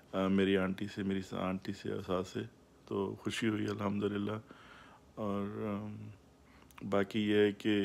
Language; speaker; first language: Urdu; non-native, local second language; Saraiki